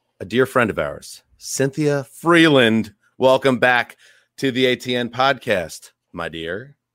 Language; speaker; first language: English; native; English